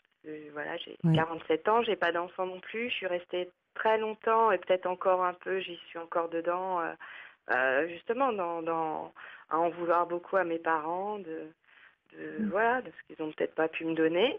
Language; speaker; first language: French; native; French